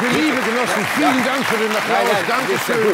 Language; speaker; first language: German; native; German